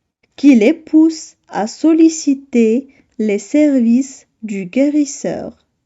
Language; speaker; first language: French; non-native, local second language; Arabic